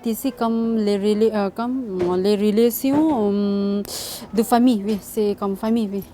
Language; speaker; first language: French; non-native, learner; Tibetan